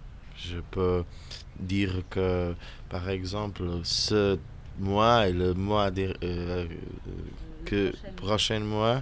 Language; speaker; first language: French; non-native, learner; Portuguese